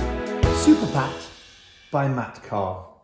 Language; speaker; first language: English; native; English